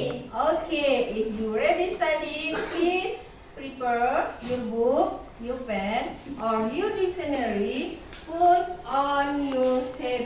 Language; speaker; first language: English; non-native, learner; Indonesian